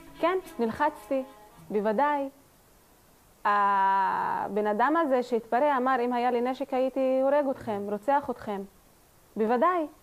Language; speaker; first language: Hebrew; non-native, local second language; Arabic